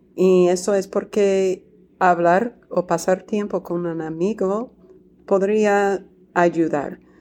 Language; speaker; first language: Spanish; non-native, fluent; English